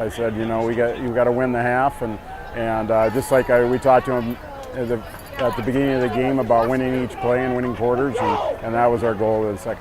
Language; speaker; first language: English; native; English